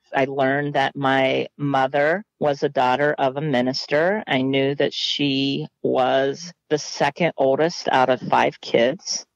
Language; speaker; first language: English; native; English